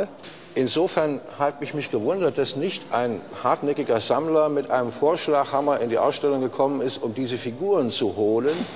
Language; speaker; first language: German; native; German